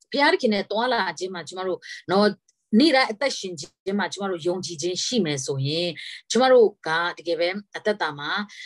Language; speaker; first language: Burmese; non-native, local second language; Kachin